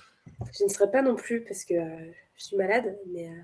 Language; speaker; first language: French; native; French